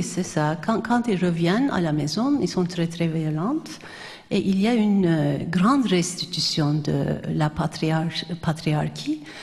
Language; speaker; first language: French; non-native, fluent; Turkish